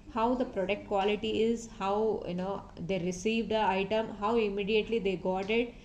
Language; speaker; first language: English; non-native, local second language; Telugu